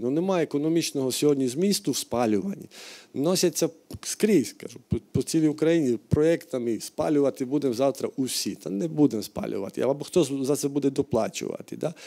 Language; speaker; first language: Ukrainian; non-native, fluent; Slovak